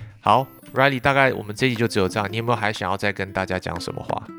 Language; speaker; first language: Chinese; native; Chinese